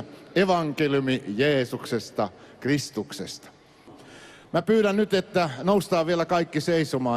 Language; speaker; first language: Finnish; native; Finnish